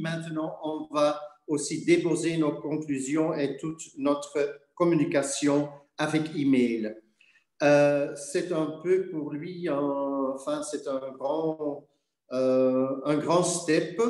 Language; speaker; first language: French; non-native, fluent; Dutch